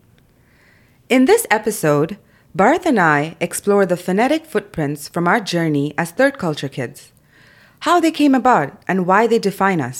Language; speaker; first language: English; non-native, local second language; Tamil